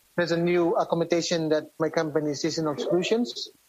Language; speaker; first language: English; non-native, fluent; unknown